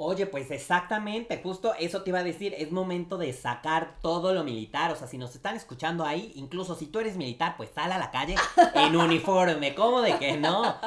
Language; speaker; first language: Spanish; native; Spanish